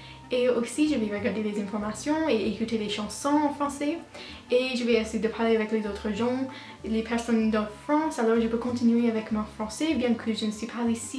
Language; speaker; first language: French; non-native, learner; English